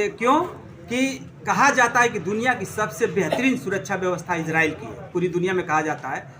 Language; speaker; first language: Hindi; native; Hindi